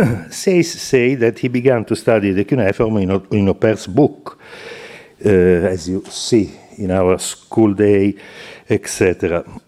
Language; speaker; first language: English; non-native, fluent; Italian